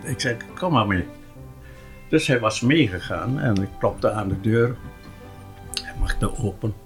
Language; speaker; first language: Dutch; non-native, local second language; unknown